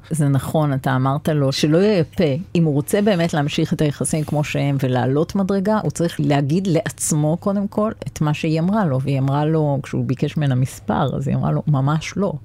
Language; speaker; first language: Hebrew; native; Hebrew